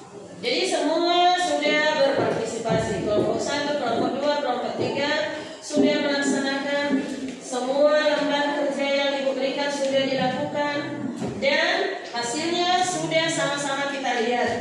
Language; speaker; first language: Indonesian; native; Indonesian